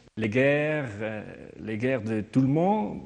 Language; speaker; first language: French; non-native, learner; German